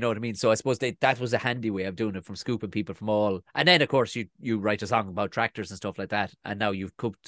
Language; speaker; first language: English; native; English